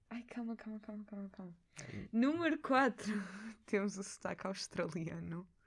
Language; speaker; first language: Portuguese; native; Portuguese